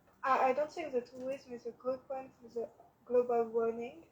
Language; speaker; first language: English; non-native, learner; French